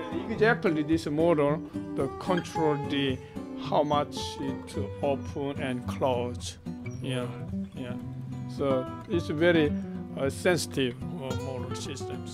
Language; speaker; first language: English; non-native, learner; Korean